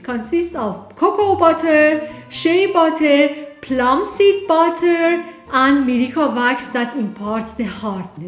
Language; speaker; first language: English; non-native, fluent; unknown